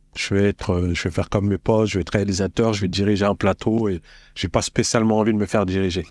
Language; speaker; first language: French; native; French